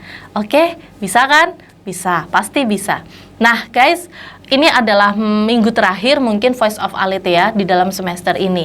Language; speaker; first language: Indonesian; native; Indonesian